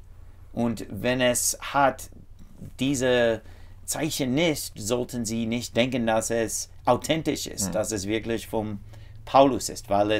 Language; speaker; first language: German; non-native, fluent; English